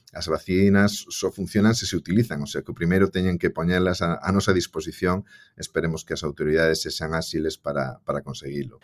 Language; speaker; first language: Galician; native; Galician